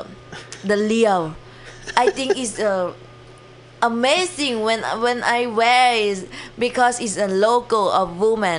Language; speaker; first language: English; non-native, learner; Thai